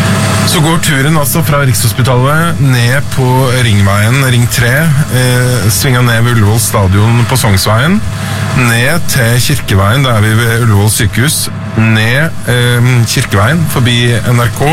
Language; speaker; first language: Norwegian; native; Norwegian